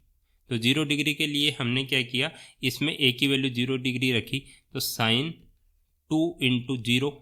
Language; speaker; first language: Hindi; native; Hindi